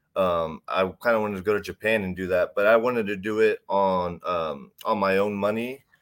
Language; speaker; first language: English; native; English